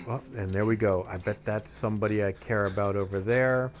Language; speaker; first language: English; native; English